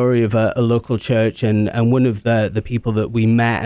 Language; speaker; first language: English; native; English